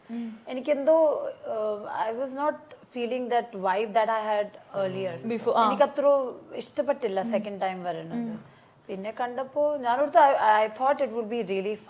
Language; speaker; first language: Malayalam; non-native, learner; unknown